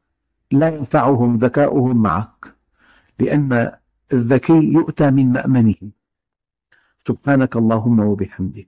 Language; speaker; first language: Arabic; native; Arabic